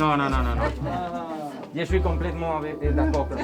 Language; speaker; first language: French; non-native, learner; Spanish